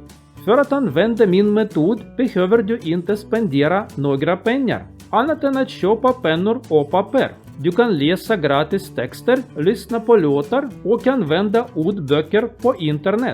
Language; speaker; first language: Swedish; non-native, learner; Russian